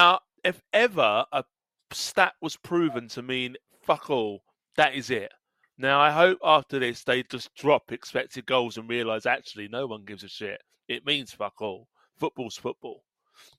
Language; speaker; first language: English; native; English